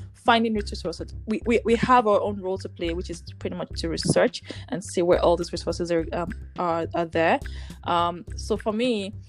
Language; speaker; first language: English; non-native, local second language; Yoruba